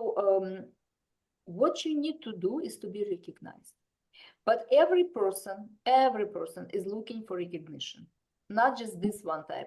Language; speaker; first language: English; non-native, fluent; Russian